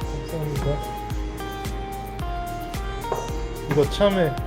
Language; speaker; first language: Korean; non-native, learner; English